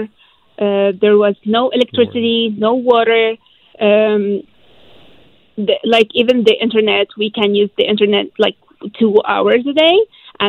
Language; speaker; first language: English; non-native, fluent; Arabic